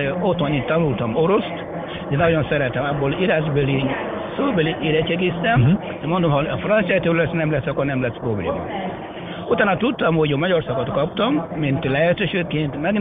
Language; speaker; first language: Hungarian; non-native, fluent; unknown